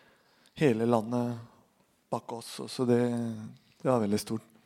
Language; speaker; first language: Norwegian; non-native, fluent; Spanish